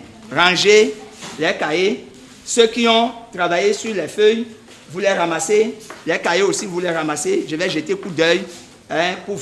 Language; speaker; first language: French; native; French